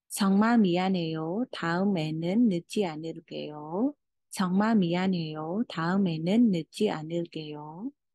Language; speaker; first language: Korean; non-native, fluent; Khmer